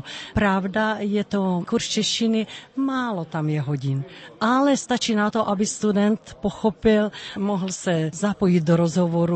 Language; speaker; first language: Czech; non-native, fluent; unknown